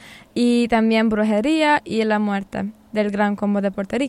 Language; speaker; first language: Spanish; non-native, learner; English